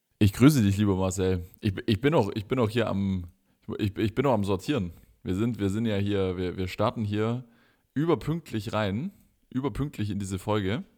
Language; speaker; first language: German; native; German